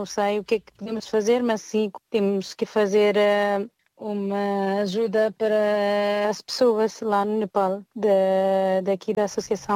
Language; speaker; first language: Portuguese; non-native, fluent; Nepali